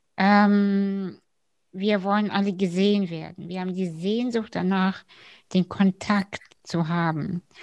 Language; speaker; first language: German; early bilingual, other home language; Russian